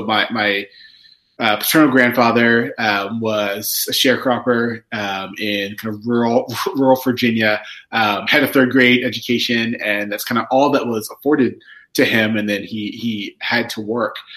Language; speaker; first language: English; native; English